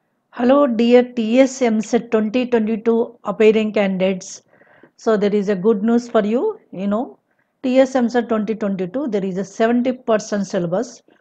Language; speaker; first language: English; non-native, local second language; Telugu